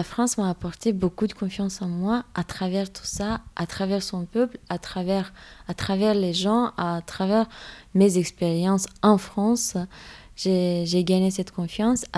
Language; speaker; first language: French; non-native, fluent; Romanian